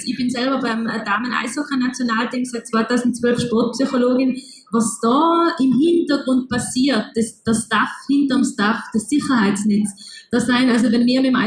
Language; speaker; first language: German; native; German